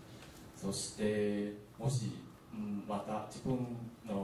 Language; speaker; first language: Japanese; non-native, learner; Chinese